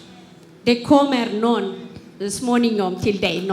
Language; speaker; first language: Swedish; non-native, learner; Amharic